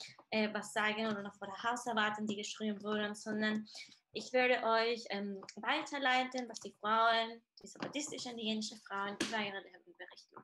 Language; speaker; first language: German; non-native, fluent; Spanish